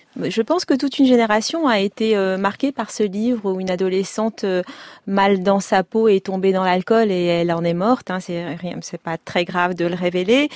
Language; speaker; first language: French; non-native, local second language; Arabic